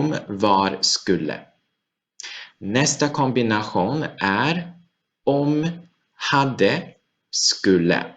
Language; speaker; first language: Swedish; non-native, fluent; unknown